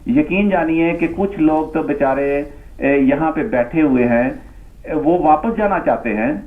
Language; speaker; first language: Urdu; non-native, local second language; Punjabi